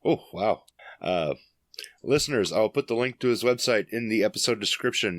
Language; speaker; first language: English; native; English